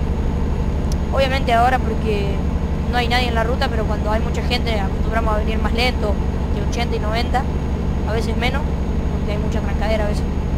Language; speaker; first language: Spanish; native; Spanish